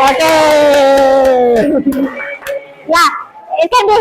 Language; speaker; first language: English; non-native, learner; Indonesian